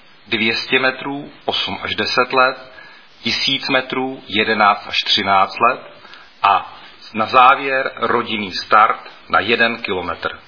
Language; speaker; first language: Czech; native; Czech